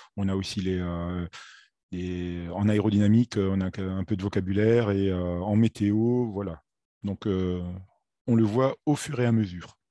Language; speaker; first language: French; native; French